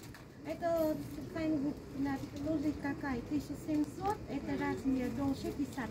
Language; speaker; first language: Russian; non-native, learner; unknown